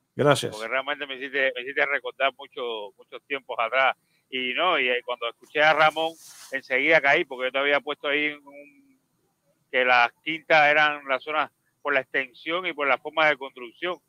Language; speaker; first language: Spanish; native; Spanish